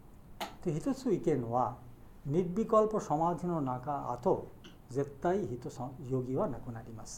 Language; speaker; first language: Japanese; non-native, learner; Bangla